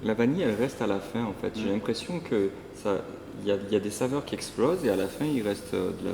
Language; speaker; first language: French; native; French